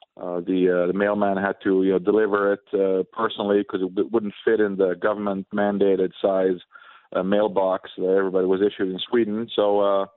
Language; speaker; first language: English; non-native, fluent; Swedish